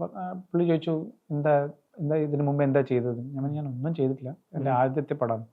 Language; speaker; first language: Malayalam; early bilingual, heritage; Malayalam